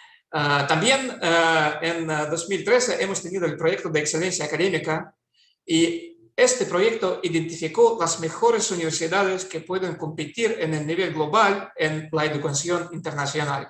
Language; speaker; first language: Spanish; non-native, fluent; Russian